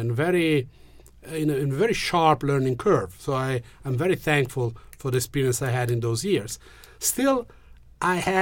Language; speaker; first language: English; non-native, fluent; Italian